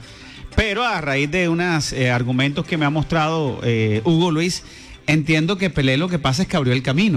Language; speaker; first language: Spanish; native; Spanish